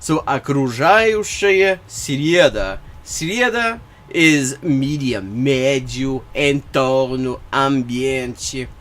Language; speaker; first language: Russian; non-native, learner; English